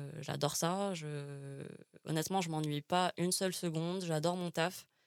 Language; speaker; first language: French; non-native, local second language; Arabic